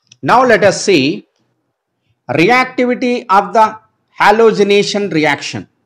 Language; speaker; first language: English; non-native, local second language; Telugu